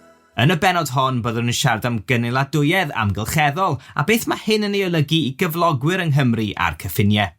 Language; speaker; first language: Welsh; native; Welsh